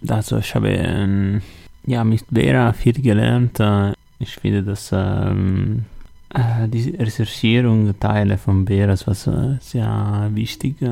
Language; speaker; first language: German; non-native, learner; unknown